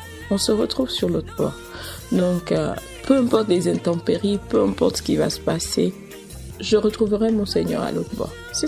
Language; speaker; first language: French; non-native, local second language; Ewe